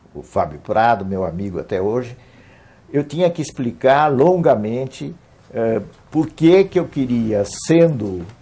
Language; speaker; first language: Portuguese; native; Portuguese